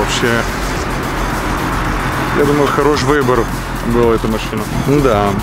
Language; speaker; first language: Russian; non-native, learner; Bulgarian